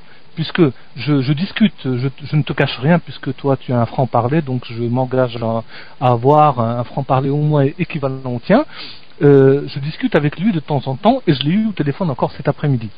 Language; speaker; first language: French; native; French